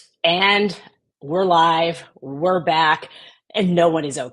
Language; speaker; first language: English; native; English